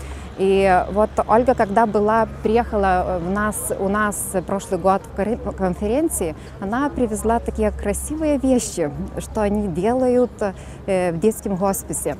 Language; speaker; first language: Russian; non-native, learner; Lithuanian